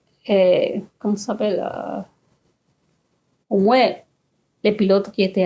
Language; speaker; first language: French; non-native, fluent; Spanish